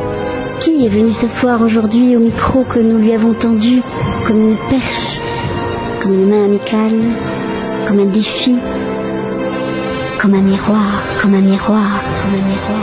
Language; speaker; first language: French; native; French